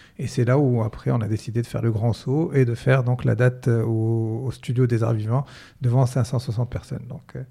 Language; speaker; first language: French; non-native, local second language; Arabic